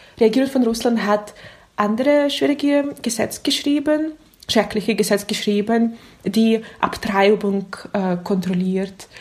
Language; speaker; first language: German; non-native, learner; Russian